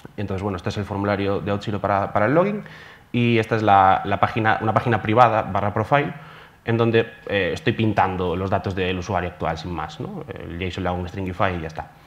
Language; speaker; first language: Spanish; native; Spanish